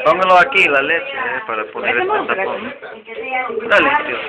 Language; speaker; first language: Spanish; non-native, learner; English